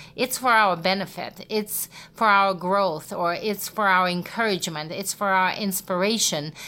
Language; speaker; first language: English; non-native, fluent; Russian